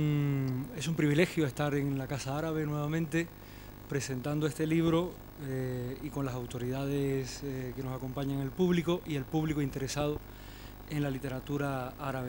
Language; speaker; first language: Spanish; native; Spanish